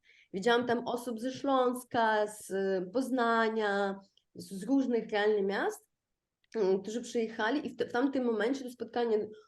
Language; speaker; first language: Polish; non-native, fluent; Ukrainian